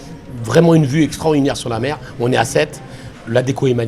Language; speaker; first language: French; native; French